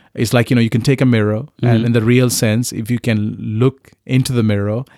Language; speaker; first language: English; non-native, local second language; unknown